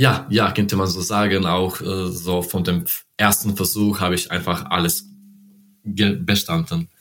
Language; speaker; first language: German; non-native, learner; Serbian